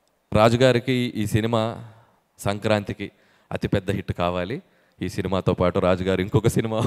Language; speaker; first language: Telugu; native; Telugu